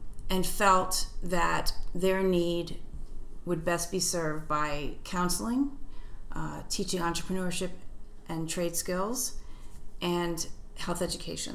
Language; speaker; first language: English; native; English